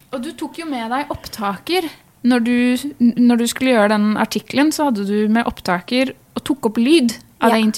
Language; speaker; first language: Norwegian; native; Norwegian